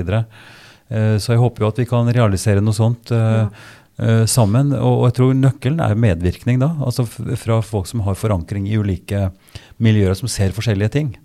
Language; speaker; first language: Norwegian; native; Norwegian